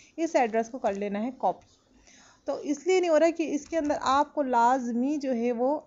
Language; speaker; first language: Urdu; non-native, local second language; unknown